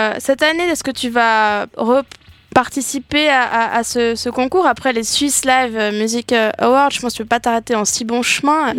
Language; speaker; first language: French; native; French